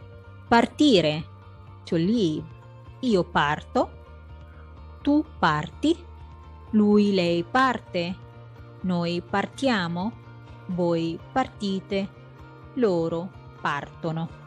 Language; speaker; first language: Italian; non-native, fluent; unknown